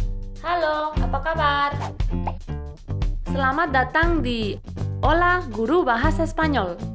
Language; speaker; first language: Indonesian; non-native, fluent; Spanish